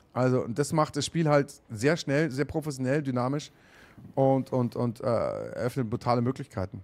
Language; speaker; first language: German; native; German